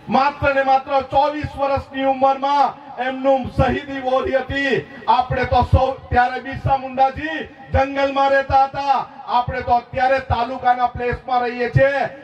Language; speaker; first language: Gujarati; non-native, local second language; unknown